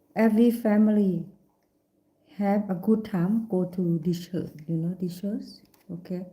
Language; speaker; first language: English; non-native, learner; Thai